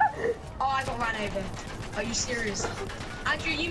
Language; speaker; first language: English; native; English